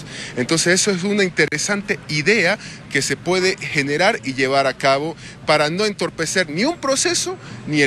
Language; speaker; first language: Spanish; native; Spanish